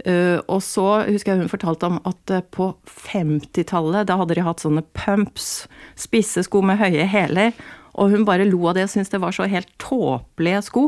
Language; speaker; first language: Norwegian; native; Norwegian